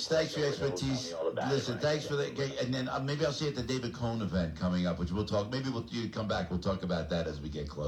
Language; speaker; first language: English; native; English